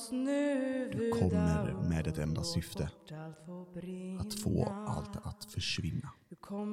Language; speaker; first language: Swedish; native; Swedish